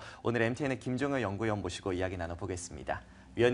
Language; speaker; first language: Korean; native; Korean